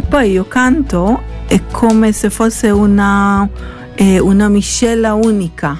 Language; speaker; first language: Italian; non-native, fluent; Hebrew